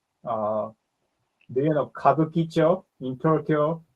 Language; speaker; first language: English; non-native, learner; Japanese